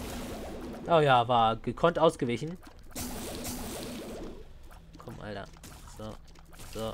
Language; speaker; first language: German; native; German